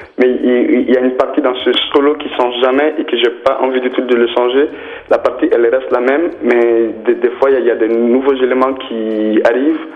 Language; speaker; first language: French; non-native, local second language; Bambara